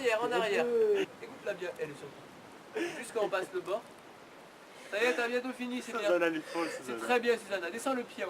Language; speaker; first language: French; native; French